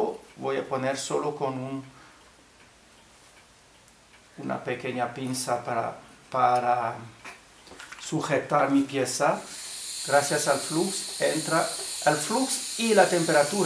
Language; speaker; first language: Spanish; non-native, fluent; French